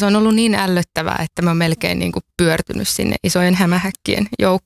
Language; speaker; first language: Finnish; native; Finnish